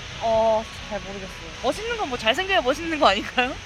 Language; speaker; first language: Korean; native; Korean